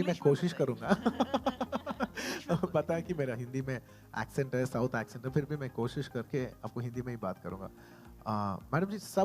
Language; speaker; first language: Hindi; non-native, local second language; Telugu